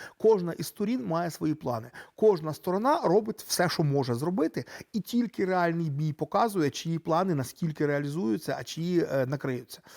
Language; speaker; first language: Ukrainian; native; Ukrainian